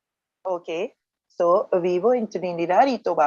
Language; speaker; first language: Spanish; non-native, fluent; English